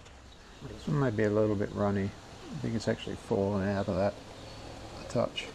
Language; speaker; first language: English; native; English